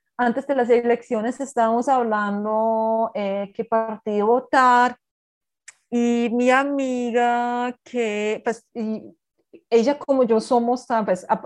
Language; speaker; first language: Spanish; non-native, fluent; German